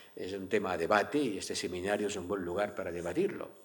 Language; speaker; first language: Spanish; native; Spanish